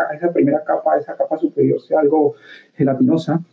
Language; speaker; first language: Spanish; native; Spanish